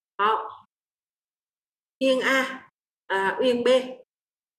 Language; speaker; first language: Chinese; non-native, fluent; Vietnamese